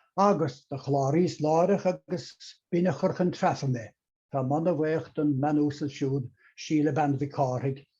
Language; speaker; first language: Irish; native; Irish